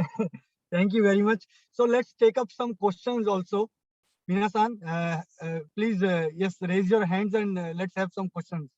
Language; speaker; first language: English; non-native, local second language; Hindi